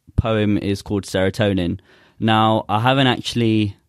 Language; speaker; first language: English; non-native, local second language; Urdu